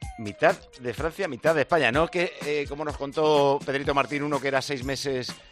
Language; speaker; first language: Spanish; native; Spanish